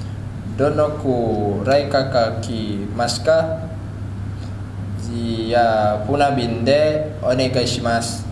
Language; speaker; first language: Japanese; non-native, learner; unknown